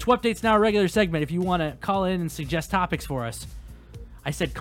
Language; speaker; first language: English; native; English